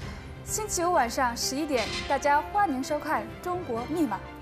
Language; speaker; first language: Chinese; non-native, learner; Korean